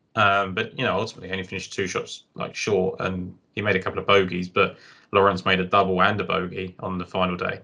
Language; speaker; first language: English; native; English